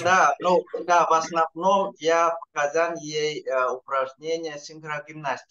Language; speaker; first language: Russian; non-native, fluent; Vietnamese